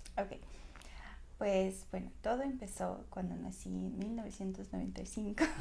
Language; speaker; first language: Spanish; non-native, fluent; Russian